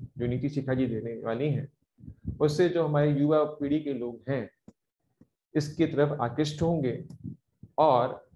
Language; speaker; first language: Hindi; native; Hindi